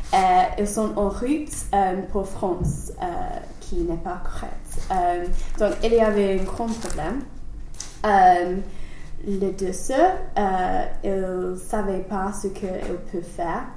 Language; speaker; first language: French; non-native, learner; English